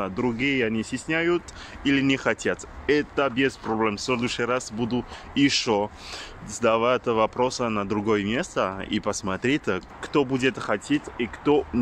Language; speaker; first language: Russian; non-native, learner; French